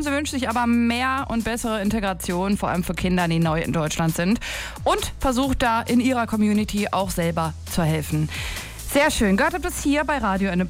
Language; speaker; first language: German; native; German